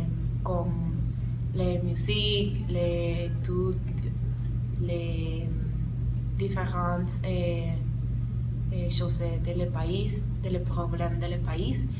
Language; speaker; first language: French; non-native, learner; Spanish